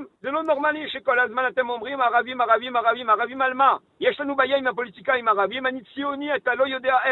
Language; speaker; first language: Hebrew; non-native, learner; French